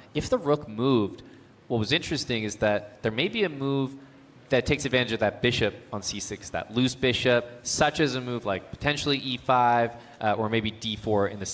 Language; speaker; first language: English; native; English